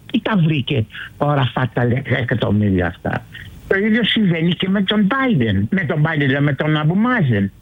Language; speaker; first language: Greek; early bilingual, heritage; Greek